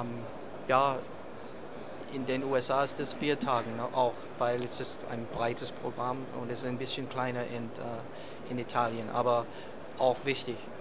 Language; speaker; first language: German; non-native, learner; English